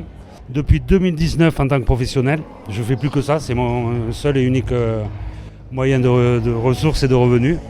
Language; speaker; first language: French; native; French